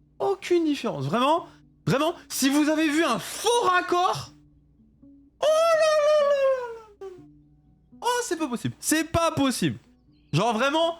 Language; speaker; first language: French; native; French